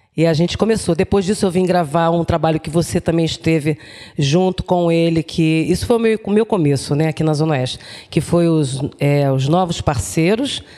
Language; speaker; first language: Portuguese; native; Portuguese